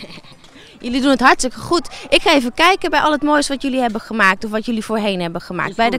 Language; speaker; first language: Dutch; native; Dutch